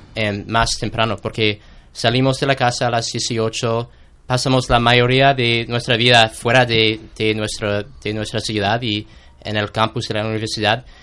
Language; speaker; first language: Spanish; non-native, fluent; English